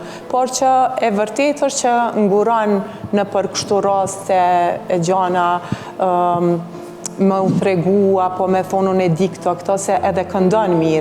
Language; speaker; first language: Albanian; native; Albanian